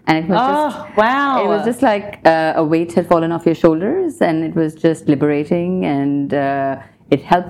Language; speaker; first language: English; non-native, local second language; Urdu